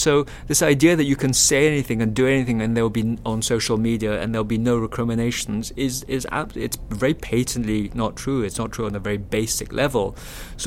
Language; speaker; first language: English; non-native, local second language; Chinese